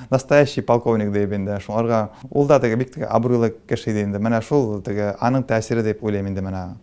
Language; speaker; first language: Tatar; non-native, local second language; Russian